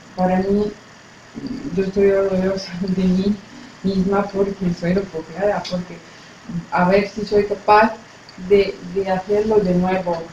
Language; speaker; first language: Spanish; non-native, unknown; Arabic